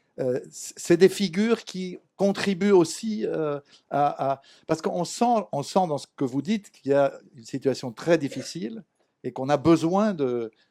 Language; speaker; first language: French; native; French